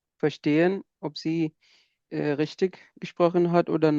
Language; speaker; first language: German; non-native, learner; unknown